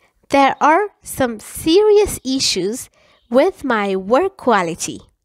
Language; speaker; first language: English; non-native, fluent; Persian